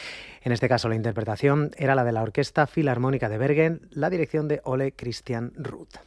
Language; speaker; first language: Spanish; native; Spanish